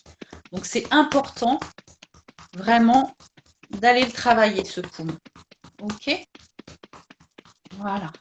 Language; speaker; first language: French; native; French